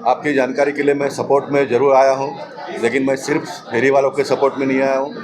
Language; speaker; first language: Hindi; non-native, local second language; Tulu